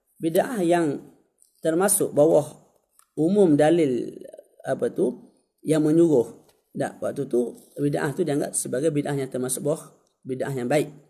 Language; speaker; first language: Malay; native; Malay